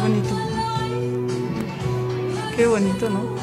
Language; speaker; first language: Spanish; non-native, fluent; Arabic